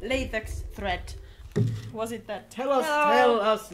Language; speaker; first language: English; non-native, fluent; Finnish